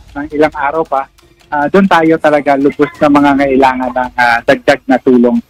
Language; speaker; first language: Filipino; native; Filipino